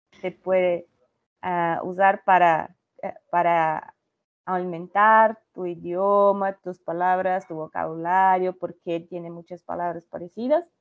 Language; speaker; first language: Spanish; non-native, learner; Portuguese